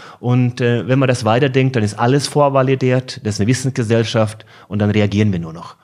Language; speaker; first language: German; non-native, fluent; Norwegian